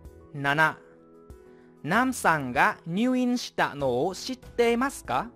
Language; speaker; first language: Japanese; non-native, fluent; Vietnamese